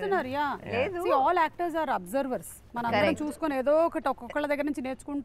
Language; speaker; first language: Telugu; native; Telugu